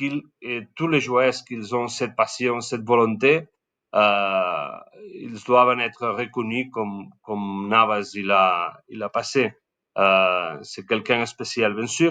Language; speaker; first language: French; non-native, learner; Spanish